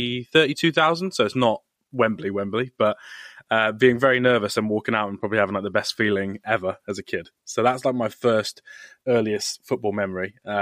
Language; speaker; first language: English; native; English